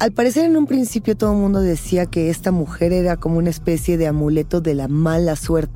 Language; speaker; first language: Spanish; native; Spanish